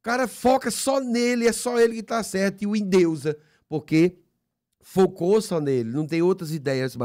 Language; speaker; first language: Portuguese; native; Portuguese